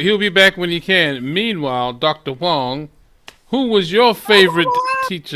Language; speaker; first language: English; native; English